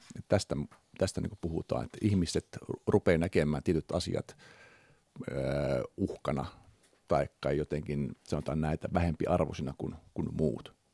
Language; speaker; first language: Finnish; native; Finnish